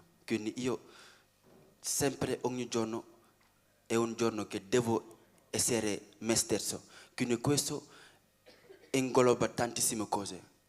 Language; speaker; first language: Italian; non-native, learner; Wolof